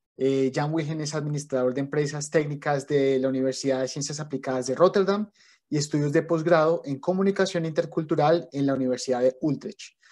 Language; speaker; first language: Spanish; native; Spanish